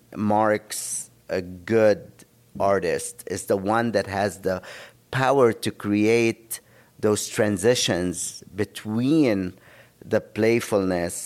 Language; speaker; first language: English; non-native, fluent; Arabic